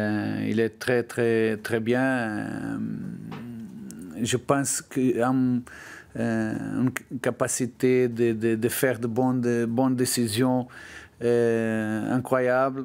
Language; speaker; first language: French; non-native, learner; Portuguese